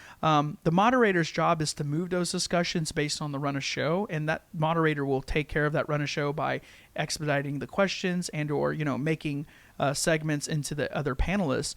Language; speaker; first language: English; native; English